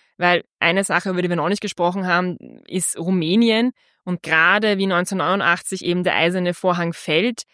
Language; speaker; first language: German; native; German